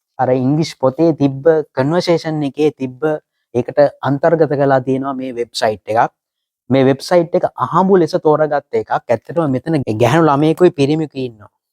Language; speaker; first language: Sinhala; native; Sinhala